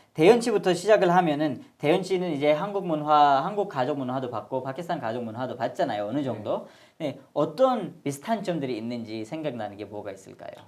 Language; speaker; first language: Korean; non-native, fluent; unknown